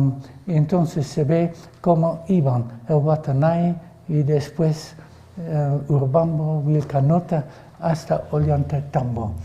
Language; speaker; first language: Spanish; non-native, fluent; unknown